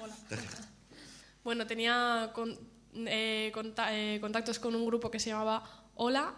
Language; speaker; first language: Spanish; native; Spanish